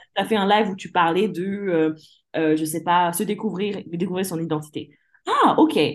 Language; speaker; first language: French; early bilingual, other home language; English